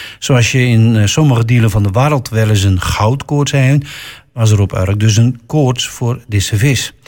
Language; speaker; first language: Dutch; native; Dutch